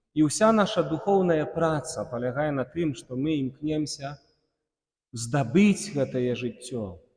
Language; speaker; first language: Belarusian; non-native, local second language; Russian